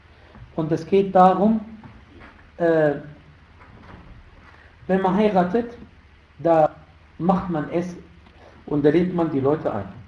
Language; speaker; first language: German; non-native, fluent; Arabic